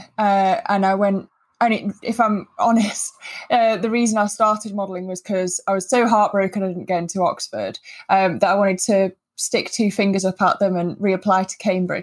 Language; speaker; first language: English; native; English